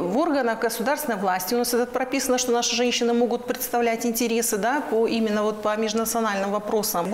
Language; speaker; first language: Russian; native; Russian